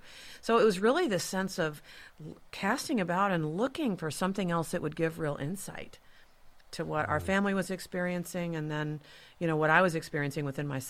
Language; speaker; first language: English; native; English